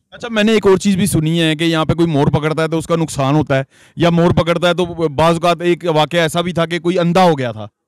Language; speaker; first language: Urdu; non-native, local second language; Punjabi